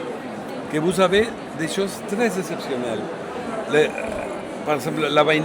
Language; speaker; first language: French; non-native, fluent; Spanish